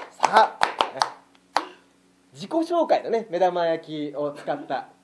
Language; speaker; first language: Japanese; native; Japanese